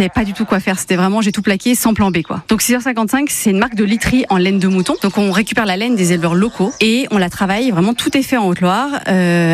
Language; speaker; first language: French; native; French